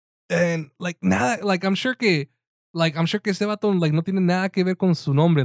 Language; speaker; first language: Spanish; early bilingual, heritage; Spanish